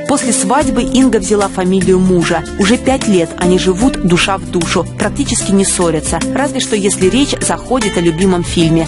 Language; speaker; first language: Russian; native; Russian